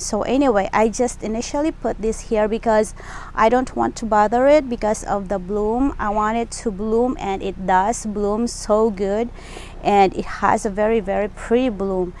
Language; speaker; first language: English; non-native, local second language; Filipino